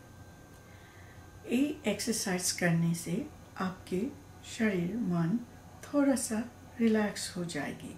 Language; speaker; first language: Hindi; non-native, learner; Bangla